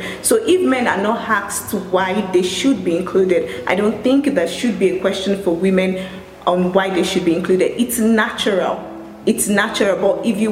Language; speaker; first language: English; non-native, local second language; Yoruba